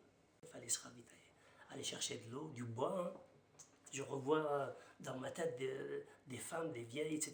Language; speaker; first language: French; non-native, local second language; Arabic